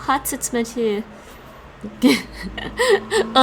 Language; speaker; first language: Dutch; non-native, learner; English